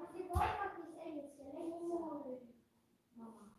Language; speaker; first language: Swedish; early bilingual, other home language; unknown